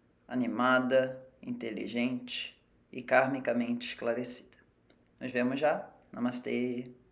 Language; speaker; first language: Portuguese; native; Portuguese